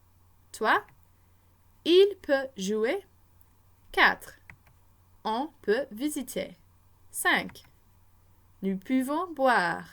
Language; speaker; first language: French; non-native, fluent; English